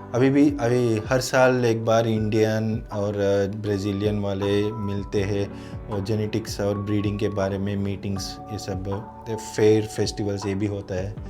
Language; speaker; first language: Hindi; non-native, local second language; Telugu